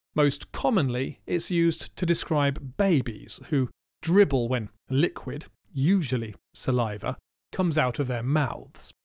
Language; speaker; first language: English; native; English